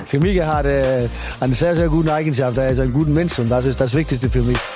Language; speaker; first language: German; non-native, learner; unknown